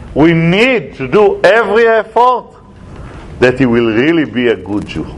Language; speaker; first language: English; non-native, fluent; Hebrew